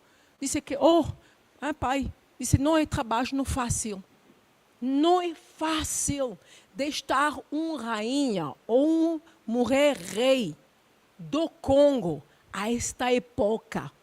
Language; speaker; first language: Portuguese; non-native, learner; Luba-Lulua